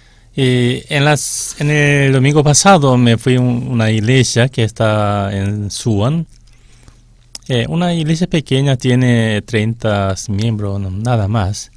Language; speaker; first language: Spanish; non-native, fluent; Korean